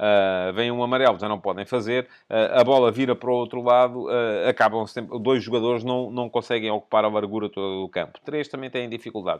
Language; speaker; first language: Portuguese; native; Portuguese